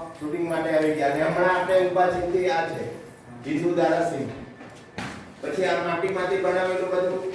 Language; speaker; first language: Gujarati; native; Gujarati